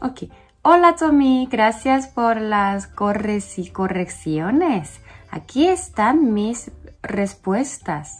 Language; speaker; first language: Spanish; non-native, learner; Korean